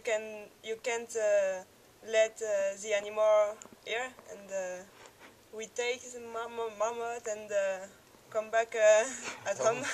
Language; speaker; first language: English; non-native, learner; French